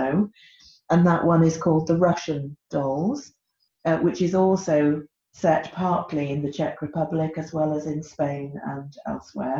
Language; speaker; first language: English; native; English